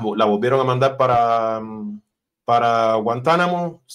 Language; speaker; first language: Spanish; native; Spanish